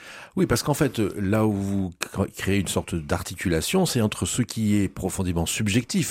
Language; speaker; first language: French; native; French